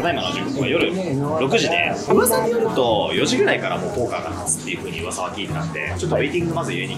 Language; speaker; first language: Japanese; native; Japanese